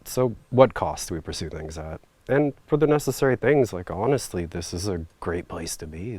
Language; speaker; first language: English; native; English